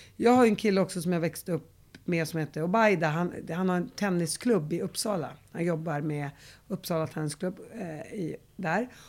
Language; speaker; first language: Swedish; early bilingual, other home language; Arabic